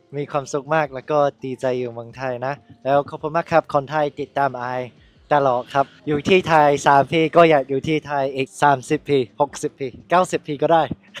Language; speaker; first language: Thai; non-native, learner; Cantonese